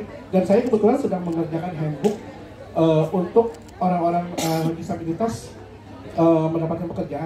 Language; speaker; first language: Indonesian; native; Indonesian